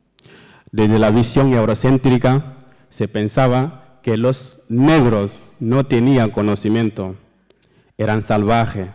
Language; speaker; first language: Spanish; non-native, learner; Fula